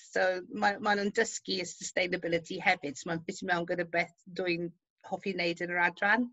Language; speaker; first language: Welsh; non-native, local second language; English